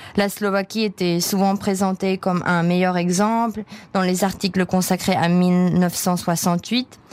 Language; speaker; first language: French; non-native, fluent; Czech